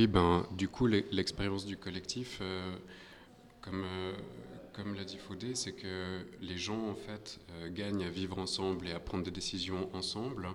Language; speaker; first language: French; native; French